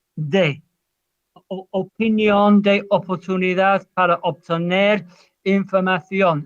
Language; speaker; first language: Spanish; non-native, fluent; English